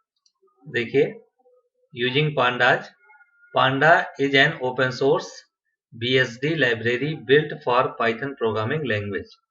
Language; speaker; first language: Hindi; native; Hindi